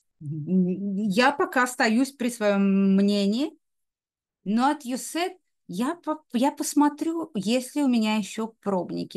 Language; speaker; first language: Russian; native; Russian